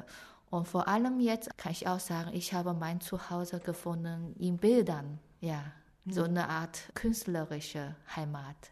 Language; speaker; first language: German; non-native, fluent; Chinese